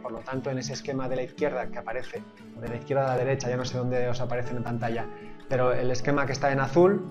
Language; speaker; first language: Spanish; native; Spanish